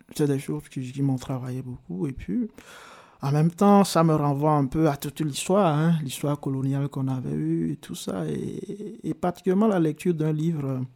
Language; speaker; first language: French; non-native, local second language; Ewe